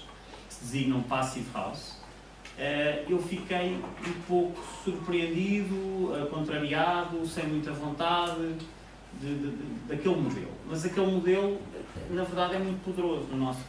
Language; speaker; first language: Portuguese; native; Portuguese